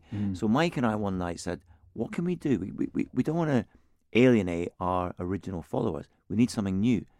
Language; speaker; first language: English; native; English